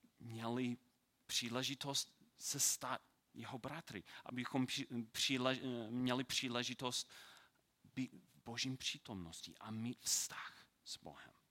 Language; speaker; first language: Czech; non-native, learner; English